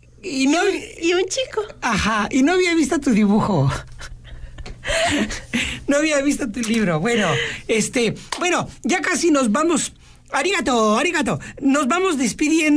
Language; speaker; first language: Spanish; native; Spanish